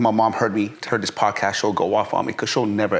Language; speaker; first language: English; early bilingual, other home language; Persian